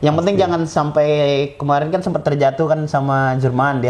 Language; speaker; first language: Indonesian; native; Indonesian